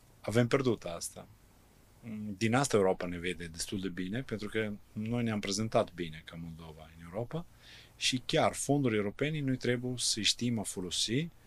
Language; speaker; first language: Romanian; non-native, fluent; Italian